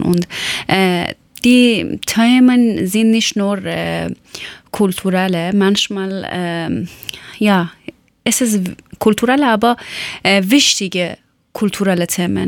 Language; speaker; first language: German; non-native, learner; Persian